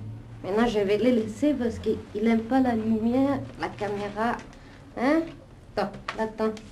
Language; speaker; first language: French; non-native, fluent; Italian